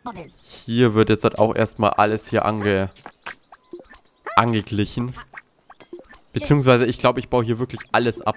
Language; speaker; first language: German; native; German